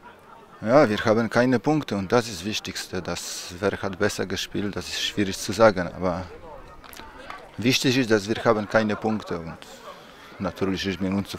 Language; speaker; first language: German; non-native, learner; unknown